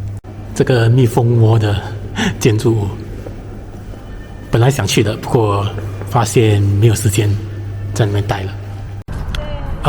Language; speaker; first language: Chinese; native; Chinese